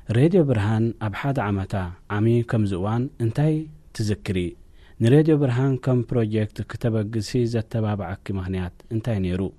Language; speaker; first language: Tigrinya; native; Tigrinya